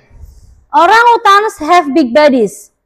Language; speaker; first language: English; non-native, learner; Indonesian